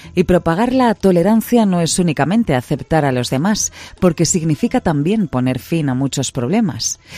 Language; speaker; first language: Spanish; native; Spanish